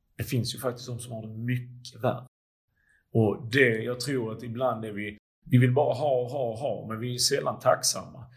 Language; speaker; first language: Swedish; early bilingual, other home language; Croatian